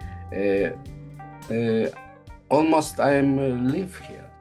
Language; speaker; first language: English; non-native, learner; Russian